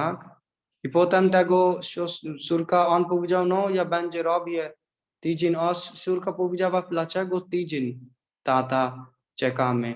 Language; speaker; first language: Polish; non-native, learner; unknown